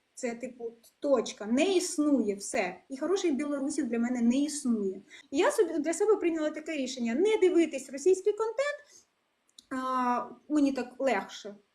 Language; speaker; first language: Ukrainian; non-native, local second language; Russian